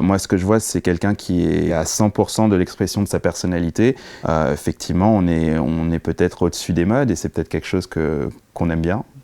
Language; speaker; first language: French; native; French